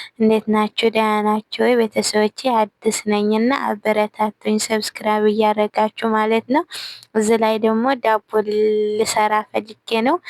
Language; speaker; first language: Amharic; non-native, local second language; Tigrinya